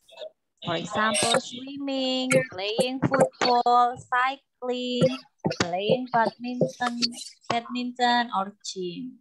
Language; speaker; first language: English; non-native, fluent; Indonesian